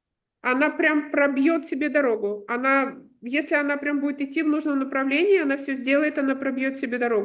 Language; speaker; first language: Russian; native; Russian